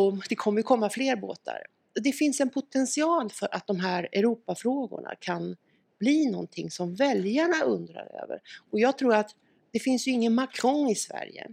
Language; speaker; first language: Swedish; native; Swedish